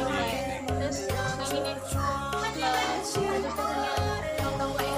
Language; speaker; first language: Indonesian; non-native, local second language; Javanese